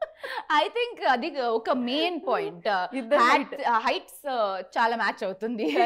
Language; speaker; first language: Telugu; non-native, learner; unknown